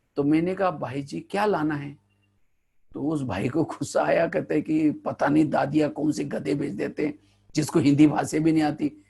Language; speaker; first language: Hindi; non-native, local second language; Marathi